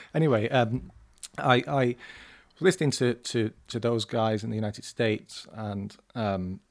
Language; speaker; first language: English; native; English